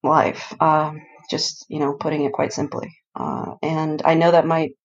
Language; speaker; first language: English; early bilingual, other home language; Icelandic